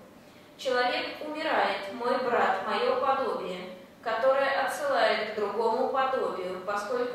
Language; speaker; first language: Russian; native; Russian